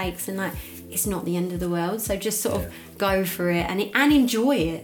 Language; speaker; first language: English; native; English